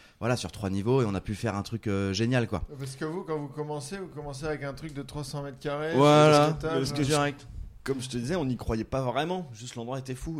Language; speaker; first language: French; native; French